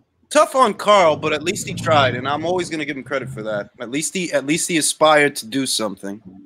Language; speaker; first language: English; native; English